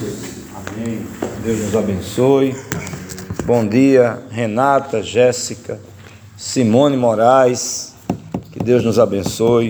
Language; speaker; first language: Portuguese; native; Portuguese